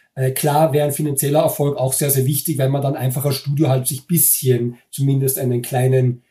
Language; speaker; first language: German; native; German